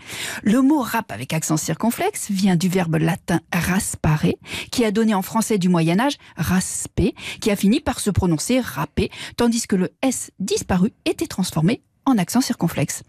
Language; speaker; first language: French; native; French